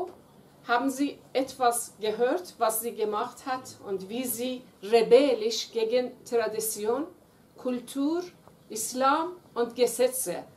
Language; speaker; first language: German; non-native, fluent; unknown